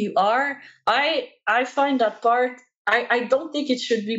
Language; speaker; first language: English; non-native, fluent; French